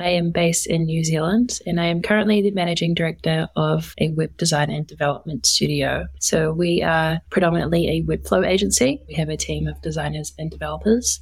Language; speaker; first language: English; native; English